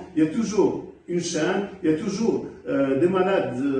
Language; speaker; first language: French; non-native, local second language; Arabic